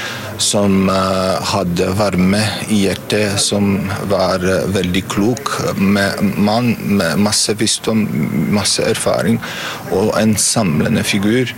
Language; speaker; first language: Norwegian; non-native, fluent; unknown